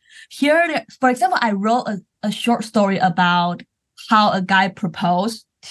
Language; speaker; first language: English; non-native, fluent; Chinese